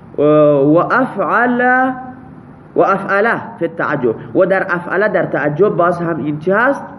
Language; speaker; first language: Persian; non-native, local second language; Baluchi